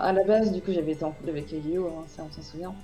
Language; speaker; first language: French; native; French